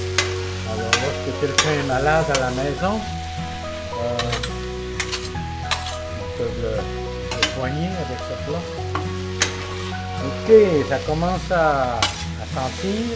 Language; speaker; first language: French; non-native, fluent; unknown